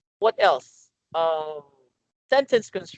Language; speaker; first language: English; non-native, local second language; Filipino